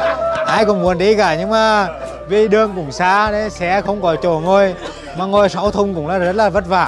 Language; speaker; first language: Vietnamese; native; Vietnamese